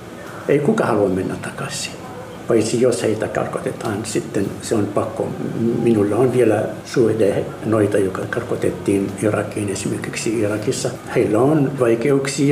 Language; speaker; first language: Finnish; non-native, learner; Arabic